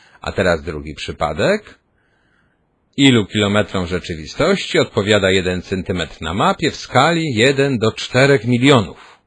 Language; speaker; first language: Polish; native; Polish